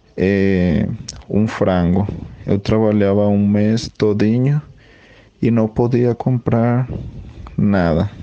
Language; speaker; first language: Portuguese; non-native, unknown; Spanish